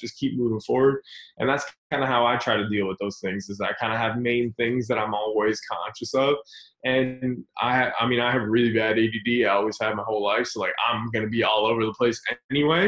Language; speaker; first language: English; native; English